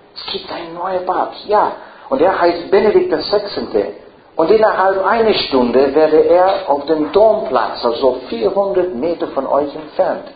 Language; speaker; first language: German; non-native, fluent; English